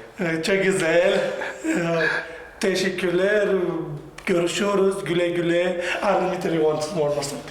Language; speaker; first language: Turkish; non-native, learner; Romanian